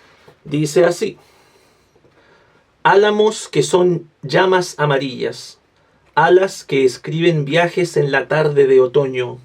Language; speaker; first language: Spanish; native; Spanish